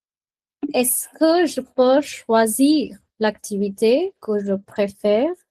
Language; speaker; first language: French; non-native, fluent; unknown